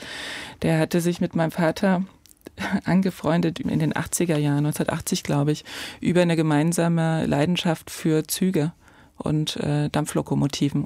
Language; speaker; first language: German; native; German